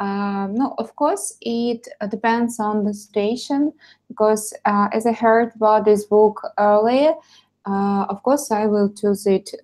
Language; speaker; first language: English; non-native, fluent; Russian